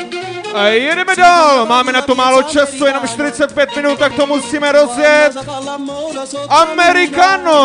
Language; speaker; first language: Czech; native; Czech